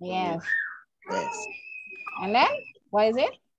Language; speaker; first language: English; non-native, learner; Indonesian